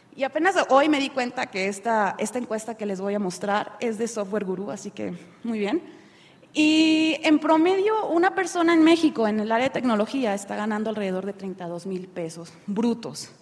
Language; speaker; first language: Spanish; native; Spanish